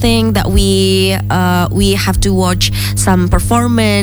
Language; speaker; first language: English; non-native, fluent; Indonesian